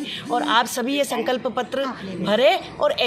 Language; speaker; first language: Hindi; native; Hindi